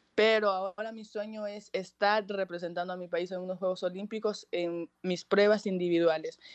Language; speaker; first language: Spanish; native; Spanish